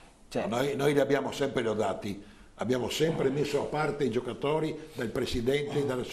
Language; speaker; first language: Italian; native; Italian